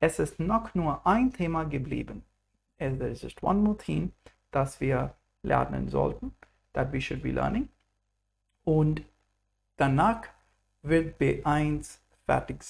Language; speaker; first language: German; non-native, fluent; English